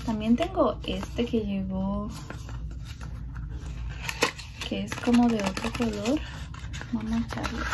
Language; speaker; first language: Spanish; early bilingual, heritage; Spanish